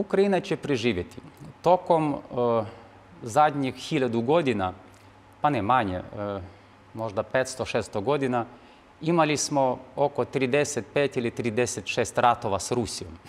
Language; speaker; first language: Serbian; non-native, fluent; Ukrainian